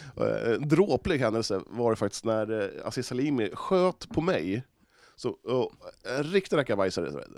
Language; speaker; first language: Swedish; native; Swedish